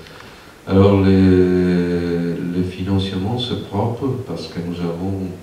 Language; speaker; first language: French; non-native, fluent; Spanish